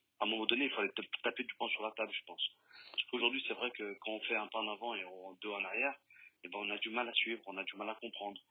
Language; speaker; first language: French; native; French